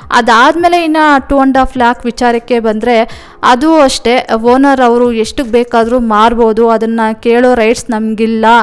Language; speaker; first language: Kannada; native; Kannada